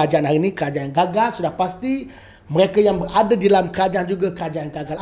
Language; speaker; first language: Malay; native; Malay